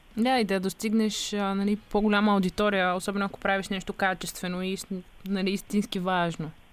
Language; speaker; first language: Bulgarian; native; Bulgarian